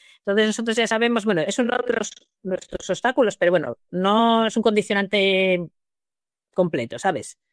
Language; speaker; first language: Spanish; native; Spanish